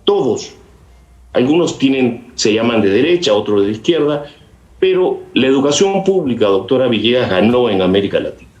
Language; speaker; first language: Spanish; native; Spanish